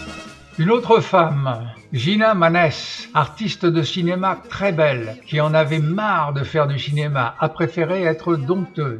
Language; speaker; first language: French; native; French